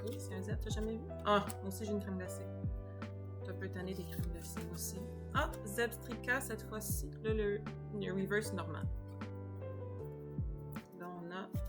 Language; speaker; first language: French; native; French